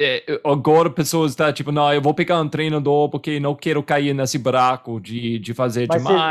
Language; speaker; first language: Portuguese; non-native, fluent; English